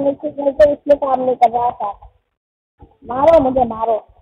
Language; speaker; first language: Hindi; non-native, local second language; Bangla